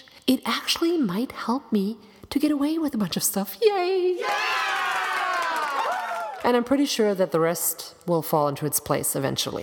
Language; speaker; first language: English; non-native, fluent; German